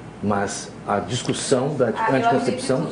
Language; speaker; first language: Portuguese; native; Portuguese